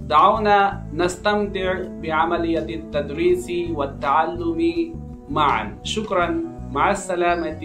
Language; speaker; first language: Arabic; non-native, fluent; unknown